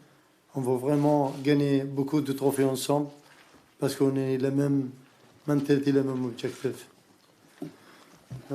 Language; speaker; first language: French; non-native, learner; Arabic